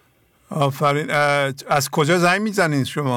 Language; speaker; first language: Persian; native; Persian